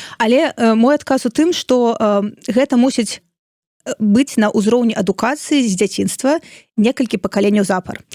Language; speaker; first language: Belarusian; non-native, local second language; Russian